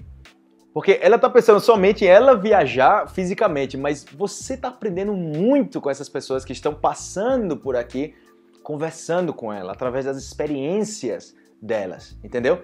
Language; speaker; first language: Portuguese; native; Portuguese